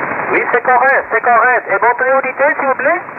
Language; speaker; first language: French; non-native, learner; Spanish